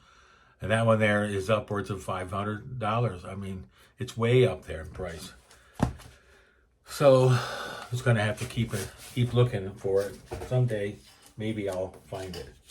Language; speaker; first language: English; native; English